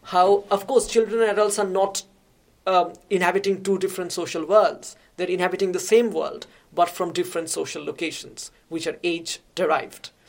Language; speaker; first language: English; non-native, local second language; Bangla